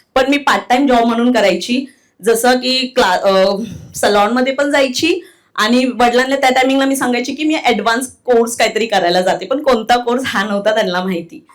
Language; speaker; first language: Marathi; non-native, local second language; Telugu